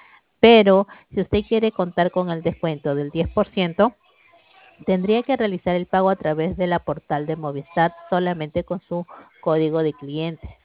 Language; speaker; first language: Spanish; native; Spanish